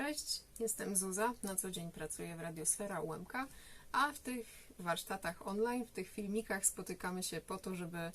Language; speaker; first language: Polish; native; Polish